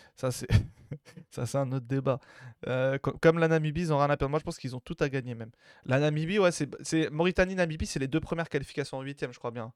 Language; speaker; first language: French; native; French